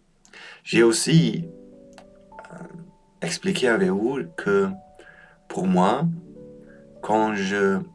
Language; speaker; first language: French; non-native, learner; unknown